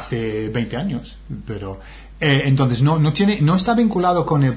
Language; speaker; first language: Spanish; non-native, fluent; English